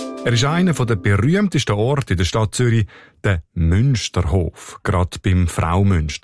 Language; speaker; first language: German; native; German